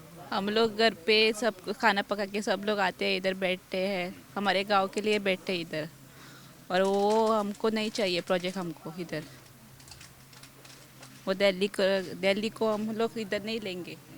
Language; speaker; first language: Hindi; non-native, local second language; Konkani